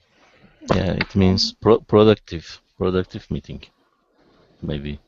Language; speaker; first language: English; non-native, learner; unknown